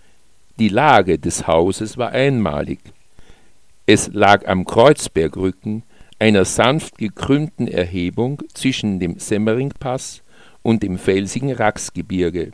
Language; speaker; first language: German; native; German